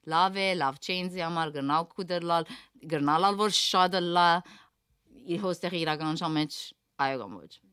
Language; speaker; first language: Armenian; early bilingual, heritage; Armenian